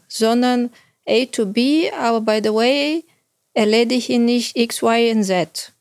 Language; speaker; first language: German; non-native, fluent; Bulgarian